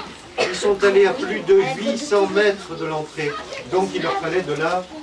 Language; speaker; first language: French; native; French